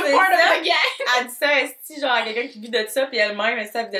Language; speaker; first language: French; native; French